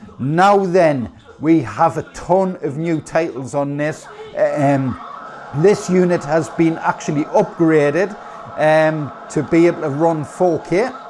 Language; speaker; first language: English; native; English